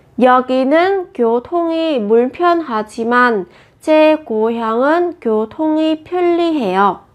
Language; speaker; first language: Korean; non-native, fluent; Vietnamese